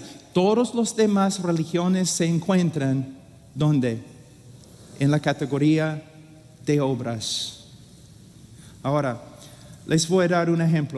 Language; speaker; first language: Spanish; non-native, fluent; English